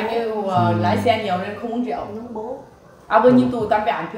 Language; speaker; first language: Korean; non-native, learner; Vietnamese